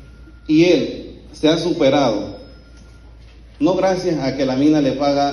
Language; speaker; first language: Spanish; native; Spanish